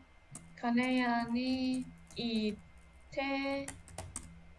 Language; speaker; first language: Japanese; non-native, learner; English